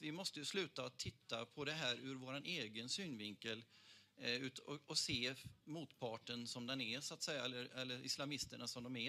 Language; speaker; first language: Swedish; native; Swedish